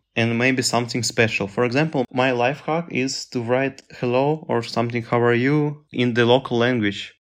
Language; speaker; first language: English; non-native, fluent; Russian